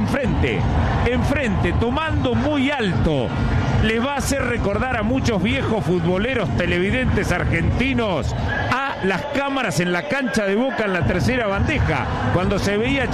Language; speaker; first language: Spanish; native; Spanish